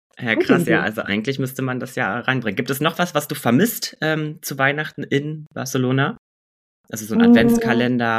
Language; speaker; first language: German; native; German